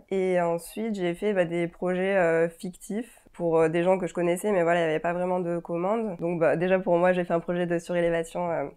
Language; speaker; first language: French; native; French